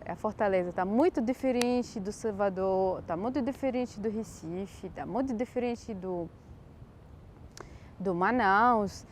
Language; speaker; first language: Portuguese; non-native, fluent; Arabic